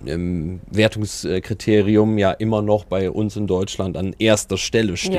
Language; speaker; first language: German; native; German